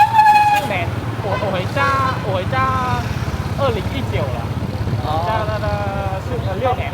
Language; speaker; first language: Chinese; non-native, learner; Vietnamese